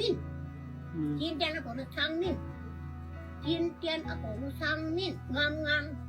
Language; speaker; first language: Chinese; non-native, local second language; Cantonese